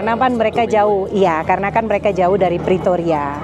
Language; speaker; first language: Indonesian; native; Indonesian